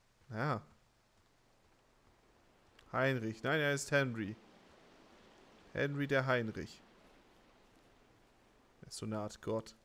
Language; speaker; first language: German; native; German